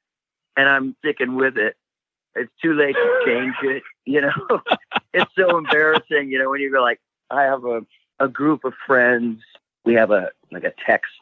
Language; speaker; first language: English; native; English